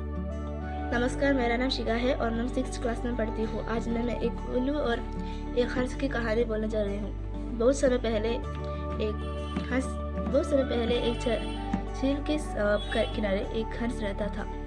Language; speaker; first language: Hindi; non-native, local second language; Malayalam